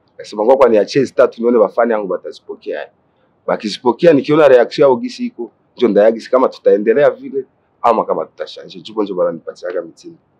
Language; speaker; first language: Swahili; native; Swahili